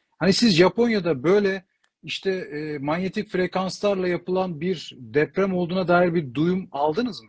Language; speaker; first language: Turkish; native; Turkish